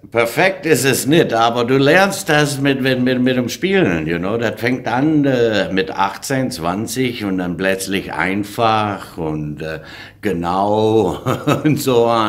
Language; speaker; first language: German; non-native, fluent; English